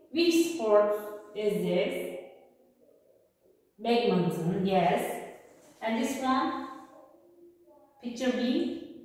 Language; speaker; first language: English; non-native, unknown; Turkish